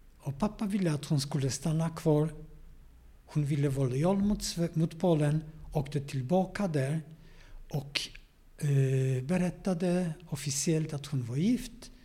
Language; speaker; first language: Swedish; non-native, fluent; Polish